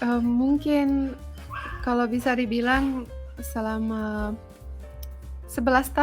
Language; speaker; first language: Indonesian; non-native, fluent; Finnish